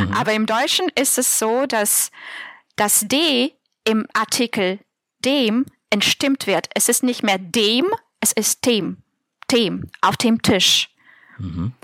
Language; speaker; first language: German; non-native, fluent; Russian